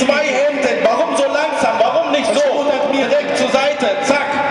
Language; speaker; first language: German; non-native, fluent; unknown